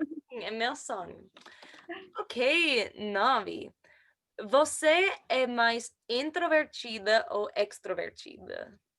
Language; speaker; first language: Portuguese; non-native, learner; English